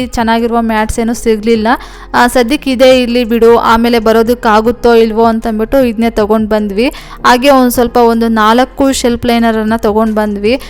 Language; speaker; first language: Kannada; non-native, local second language; Telugu